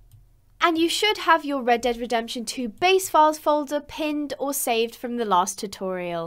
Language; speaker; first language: English; native; English